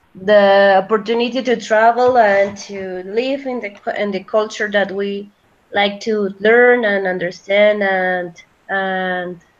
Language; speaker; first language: English; non-native, fluent; Spanish